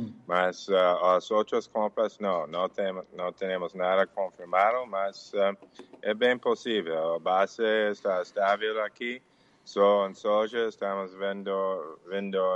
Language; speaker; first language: Portuguese; non-native, fluent; English